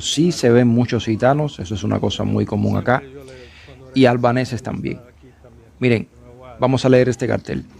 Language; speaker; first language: Spanish; native; Spanish